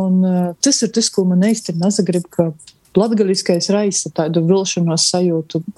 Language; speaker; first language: Latvian; native; Latvian